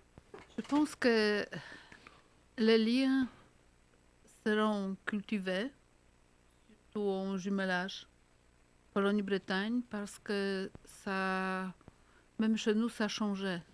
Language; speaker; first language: French; non-native, fluent; Polish